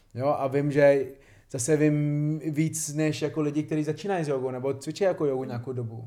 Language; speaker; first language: Czech; non-native, fluent; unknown